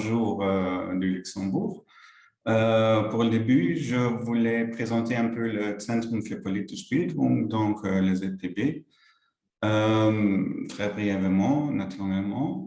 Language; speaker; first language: French; non-native, local second language; Luxembourgish